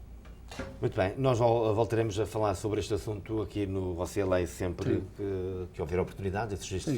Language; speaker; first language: Portuguese; native; Portuguese